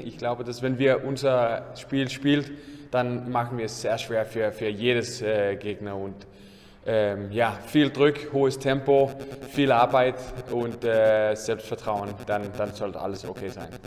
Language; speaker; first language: German; non-native, learner; English